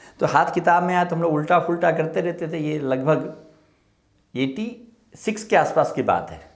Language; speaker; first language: Hindi; early bilingual, other home language; Nepali